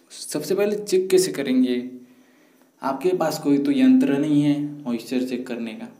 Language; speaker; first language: Hindi; non-native, local second language; Marathi